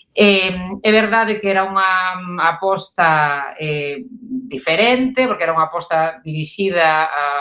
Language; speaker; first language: Galician; native; Galician